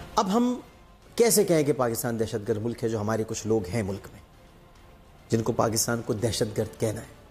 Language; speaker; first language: Urdu; native; Urdu